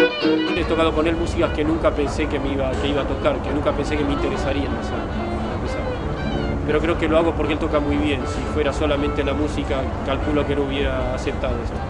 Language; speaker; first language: Spanish; native; Spanish